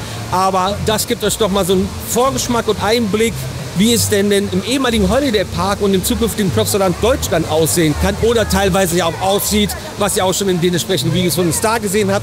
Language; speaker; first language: German; native; German